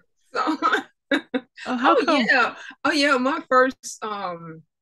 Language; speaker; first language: English; native; English